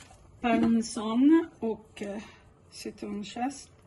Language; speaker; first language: Swedish; non-native, fluent; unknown